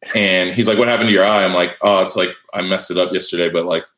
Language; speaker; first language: English; native; English